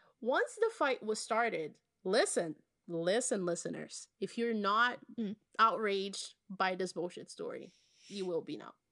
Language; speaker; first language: English; non-native, fluent; Portuguese